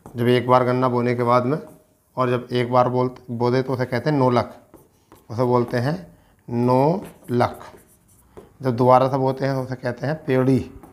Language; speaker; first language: Hindi; native; Hindi